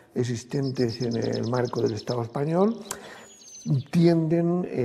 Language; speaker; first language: Spanish; non-native, local second language; Catalan